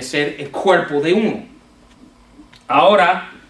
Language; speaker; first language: Spanish; non-native, fluent; English